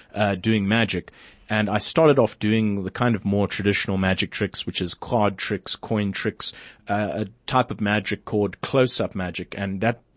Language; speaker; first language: English; native; English